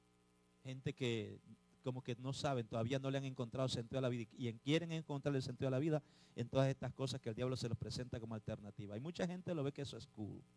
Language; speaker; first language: Spanish; native; Spanish